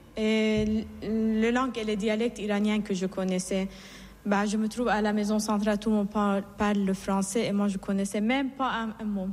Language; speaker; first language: French; non-native, fluent; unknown